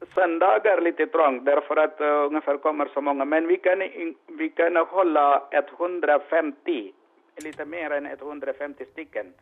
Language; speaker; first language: Swedish; non-native, learner; Malayalam